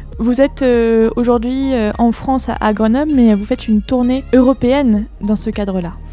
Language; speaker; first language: French; native; French